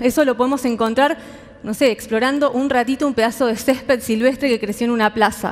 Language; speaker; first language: Spanish; native; Spanish